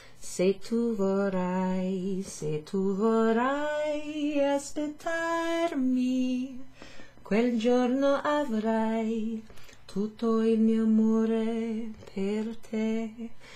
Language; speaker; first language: Italian; non-native, fluent; English